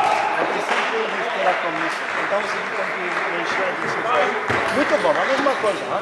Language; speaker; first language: Portuguese; non-native, fluent; French